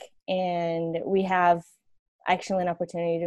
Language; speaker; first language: English; non-native, fluent; Portuguese